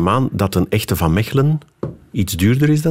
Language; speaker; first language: Dutch; native; Dutch